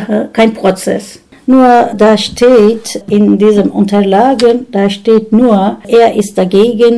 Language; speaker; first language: German; non-native, learner; Turkish